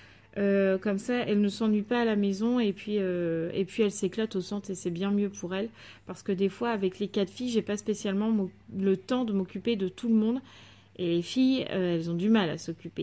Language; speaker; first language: French; native; French